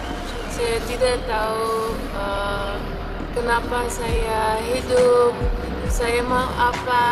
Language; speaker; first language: Indonesian; non-native, fluent; Dutch